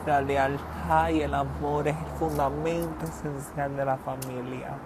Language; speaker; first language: Spanish; early bilingual, other home language; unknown